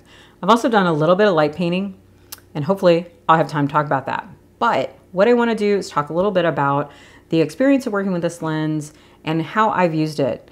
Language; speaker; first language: English; native; English